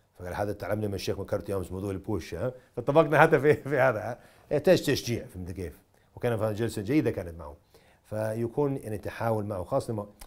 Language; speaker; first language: Arabic; non-native, fluent; English